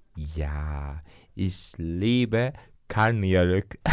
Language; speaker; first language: German; non-native, learner; Turkish